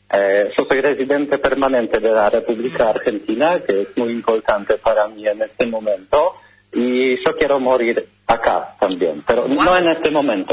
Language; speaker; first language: Spanish; non-native, learner; Polish